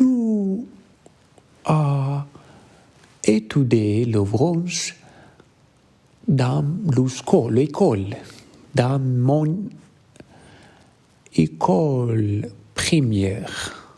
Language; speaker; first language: French; non-native, learner; Arabic